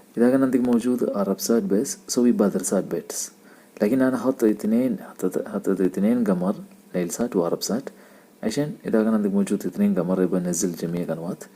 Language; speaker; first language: Arabic; non-native, learner; Malayalam